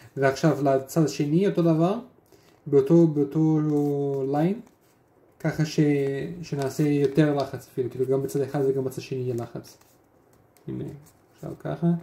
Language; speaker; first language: Hebrew; non-native, fluent; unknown